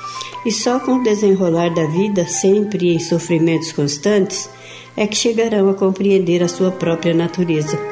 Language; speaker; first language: Portuguese; native; Portuguese